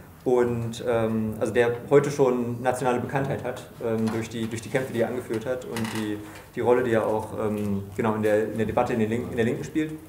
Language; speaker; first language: German; native; German